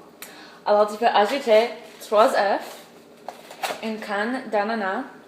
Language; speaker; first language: French; non-native, learner; English